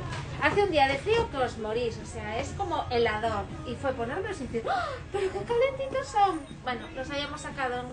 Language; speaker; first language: Spanish; native; Spanish